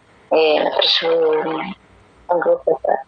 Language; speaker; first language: Indonesian; native; Indonesian